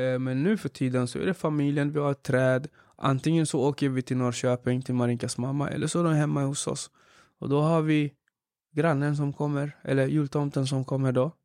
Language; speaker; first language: Swedish; early bilingual, other home language; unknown